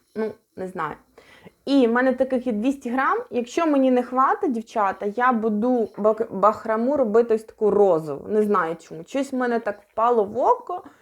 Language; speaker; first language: Ukrainian; non-native, local second language; Russian